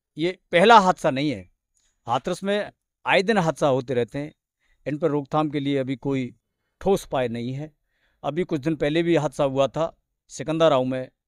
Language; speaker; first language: Hindi; native; Hindi